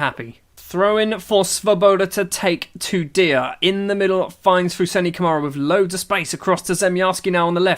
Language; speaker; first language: English; native; English